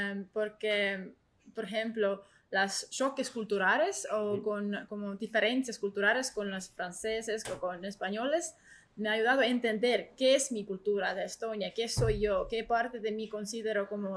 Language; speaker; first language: Spanish; non-native, learner; Estonian